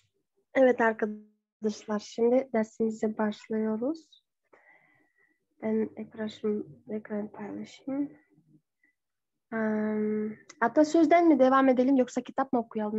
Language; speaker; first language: Turkish; non-native, fluent; Kyrgyz